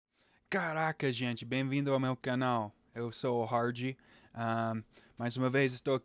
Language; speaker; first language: Portuguese; non-native, fluent; English